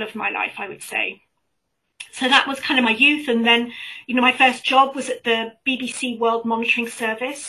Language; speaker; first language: English; native; English